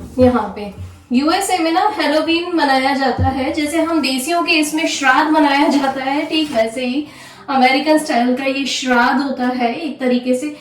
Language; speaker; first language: Hindi; native; Hindi